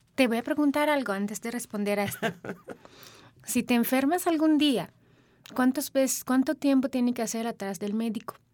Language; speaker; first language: Spanish; non-native, fluent; Sinhala